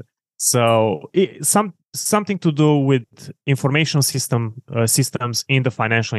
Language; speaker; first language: English; non-native, fluent; Romanian